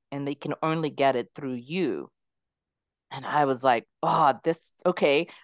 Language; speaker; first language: English; early bilingual, other home language; Spanish